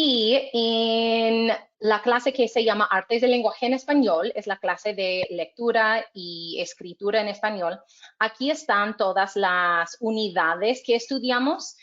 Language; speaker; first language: Spanish; non-native, fluent; English